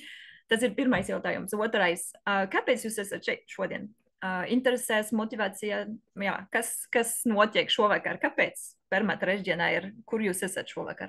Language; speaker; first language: Latvian; non-native, learner; French